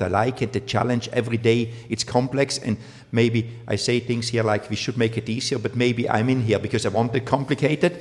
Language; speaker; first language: English; non-native, fluent; German